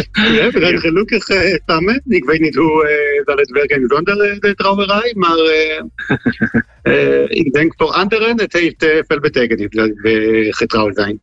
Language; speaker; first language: Dutch; non-native, learner; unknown